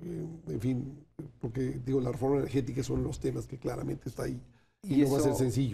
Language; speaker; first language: Spanish; native; Spanish